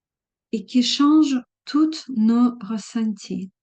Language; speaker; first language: French; non-native, fluent; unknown